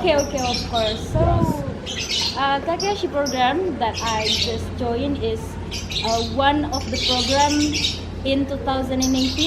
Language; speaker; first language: English; non-native, fluent; Indonesian